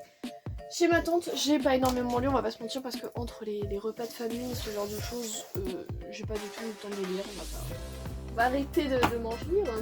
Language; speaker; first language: French; native; French